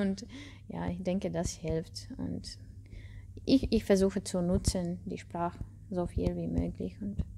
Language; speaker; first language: German; non-native, learner; Russian